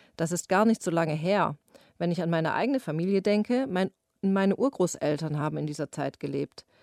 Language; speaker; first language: German; native; German